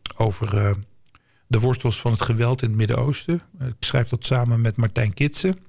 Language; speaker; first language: Dutch; early bilingual, other home language; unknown